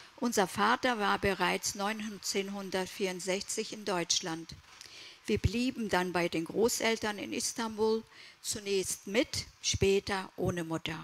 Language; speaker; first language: German; early bilingual, other home language; Kurdish